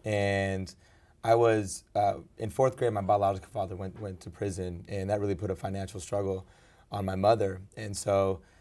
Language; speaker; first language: English; early bilingual, other home language; Spanish